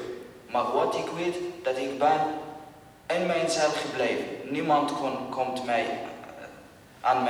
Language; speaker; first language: Dutch; non-native, learner; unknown